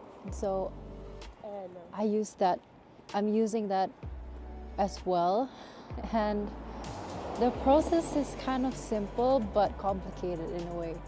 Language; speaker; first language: English; non-native, fluent; Indonesian